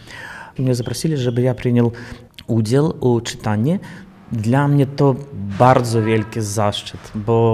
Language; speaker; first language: Polish; non-native, learner; Belarusian